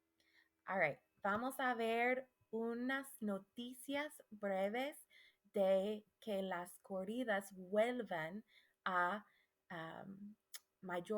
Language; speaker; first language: Spanish; non-native, fluent; English